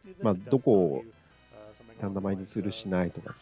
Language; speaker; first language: Japanese; native; Japanese